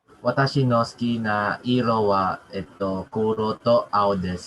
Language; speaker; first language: Japanese; non-native, learner; Filipino